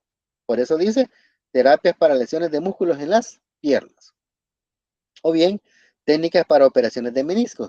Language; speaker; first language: Spanish; native; Spanish